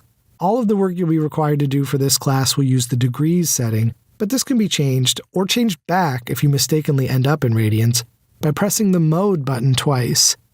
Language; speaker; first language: English; native; English